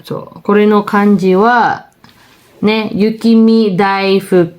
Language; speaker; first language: Japanese; non-native, fluent; Filipino